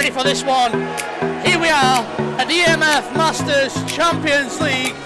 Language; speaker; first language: English; native; English